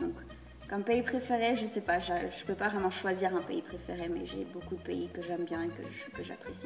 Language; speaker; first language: French; early bilingual, heritage; French